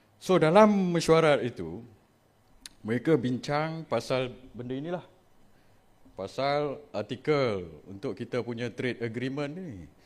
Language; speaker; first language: Malay; native; Malay